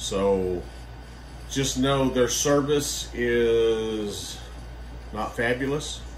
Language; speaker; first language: English; native; English